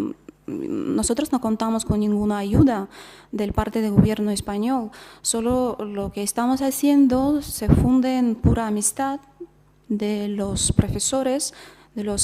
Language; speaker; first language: Spanish; non-native, fluent; Russian